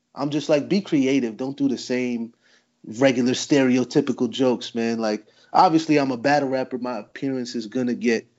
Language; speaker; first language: English; native; English